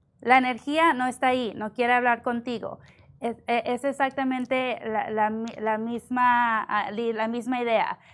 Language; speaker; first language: Spanish; early bilingual, heritage; Spanish